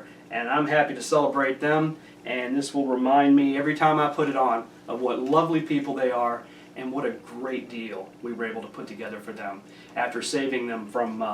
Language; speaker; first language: English; native; English